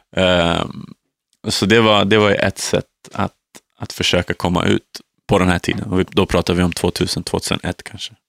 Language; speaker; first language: Swedish; native; Swedish